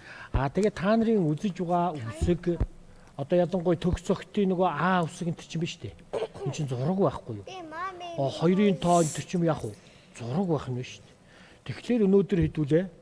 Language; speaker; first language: Mongolian; native; Mongolian